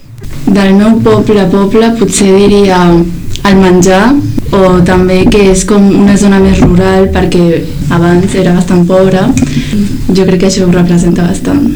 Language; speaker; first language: Catalan; early bilingual, other home language; Chinese